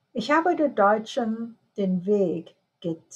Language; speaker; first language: German; non-native, fluent; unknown